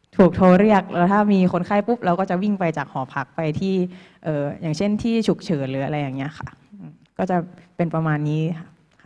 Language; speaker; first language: Thai; native; Thai